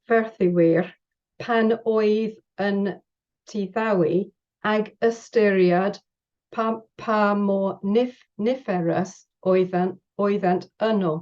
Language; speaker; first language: Welsh; non-native, learner; English